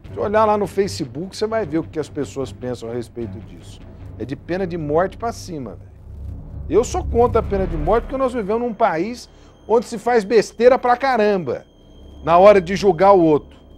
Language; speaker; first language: Portuguese; native; Portuguese